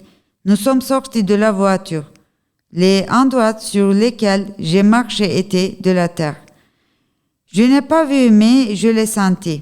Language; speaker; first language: French; non-native, learner; Turkish